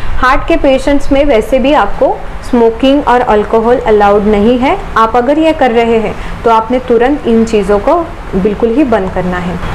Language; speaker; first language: Hindi; non-native, local second language; Marathi